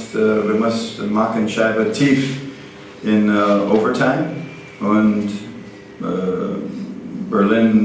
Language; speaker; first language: German; non-native, learner; English